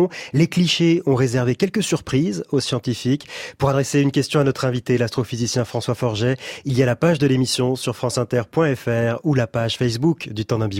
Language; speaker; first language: French; native; French